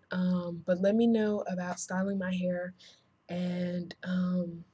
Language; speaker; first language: English; native; English